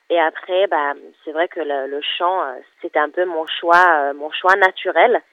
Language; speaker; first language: French; non-native, fluent; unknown